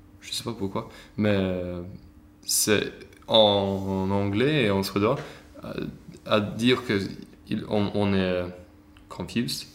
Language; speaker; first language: French; non-native, learner; Swedish